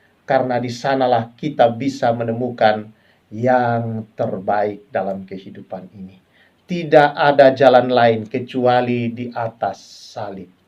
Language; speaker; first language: Indonesian; native; Indonesian